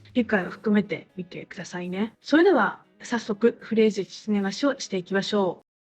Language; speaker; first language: Japanese; native; Japanese